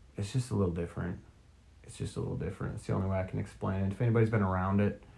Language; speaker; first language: English; native; English